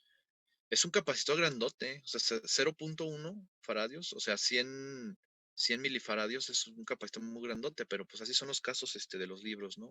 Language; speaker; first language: Spanish; native; Spanish